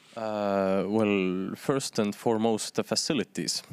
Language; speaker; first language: English; non-native, fluent; Estonian